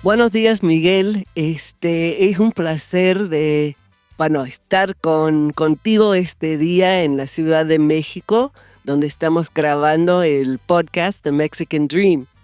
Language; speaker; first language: Spanish; non-native, fluent; English